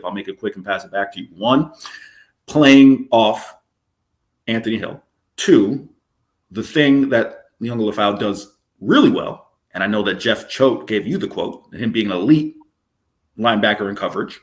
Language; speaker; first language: English; native; English